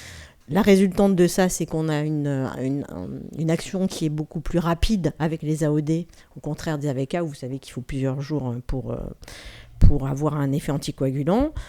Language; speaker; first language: French; native; French